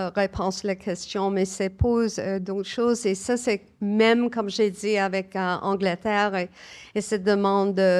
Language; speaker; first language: French; non-native, learner; English